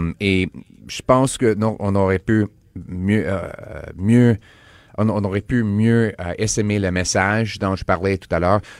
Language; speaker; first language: French; non-native, local second language; English